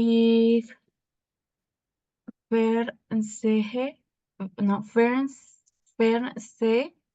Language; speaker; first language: German; non-native, learner; Spanish